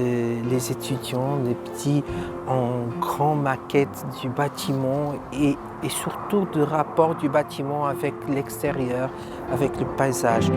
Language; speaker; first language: French; non-native, fluent; Portuguese